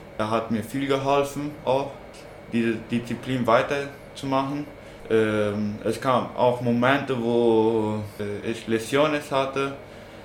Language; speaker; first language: German; non-native, local second language; Plautdietsch